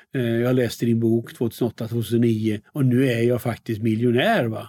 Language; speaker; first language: Swedish; native; Swedish